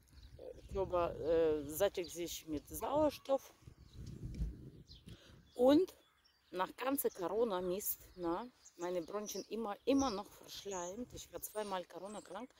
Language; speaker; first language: German; non-native, fluent; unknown